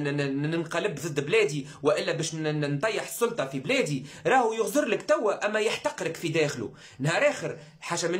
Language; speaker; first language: Arabic; native; Arabic